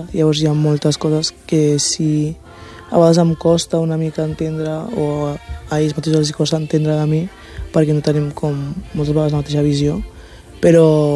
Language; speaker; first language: Catalan; early bilingual, other home language; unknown